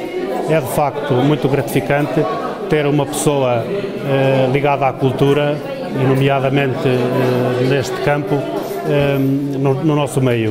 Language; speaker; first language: Portuguese; native; Portuguese